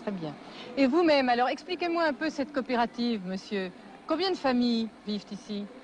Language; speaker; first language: French; native; French